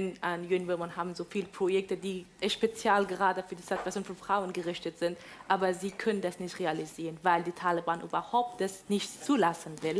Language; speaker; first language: German; non-native, fluent; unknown